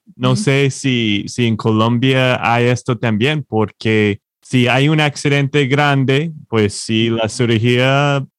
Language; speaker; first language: Spanish; non-native, fluent; English